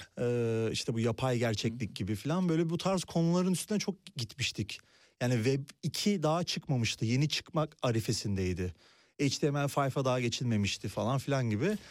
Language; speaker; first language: Turkish; native; Turkish